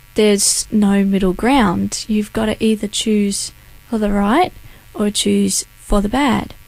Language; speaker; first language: English; native; English